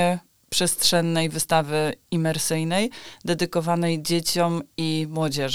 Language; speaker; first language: Polish; native; Polish